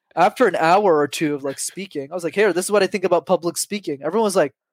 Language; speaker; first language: English; native; English